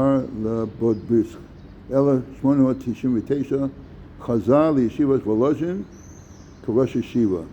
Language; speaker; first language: Hebrew; non-native, fluent; English